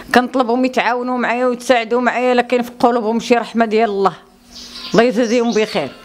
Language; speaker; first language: Arabic; native; Arabic